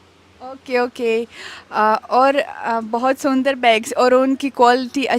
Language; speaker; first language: Hindi; non-native, learner; Russian